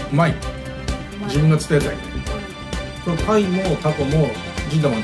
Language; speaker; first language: Japanese; native; Japanese